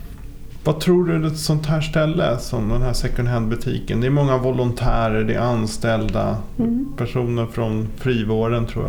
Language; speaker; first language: Swedish; native; Swedish